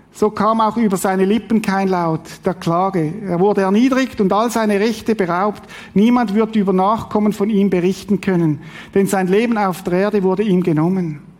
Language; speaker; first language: German; native; German